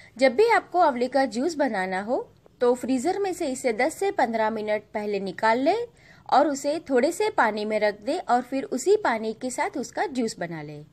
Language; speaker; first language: Hindi; non-native, local second language; Gujarati